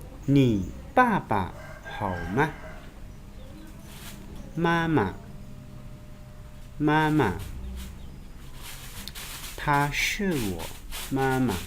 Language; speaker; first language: Chinese; non-native, learner; Lao